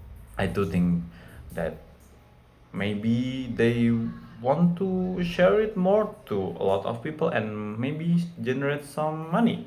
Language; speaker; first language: English; non-native, fluent; Indonesian